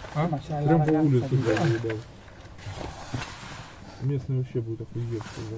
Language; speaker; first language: Russian; native; Russian